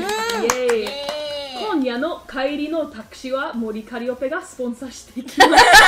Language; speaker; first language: Japanese; non-native, learner; English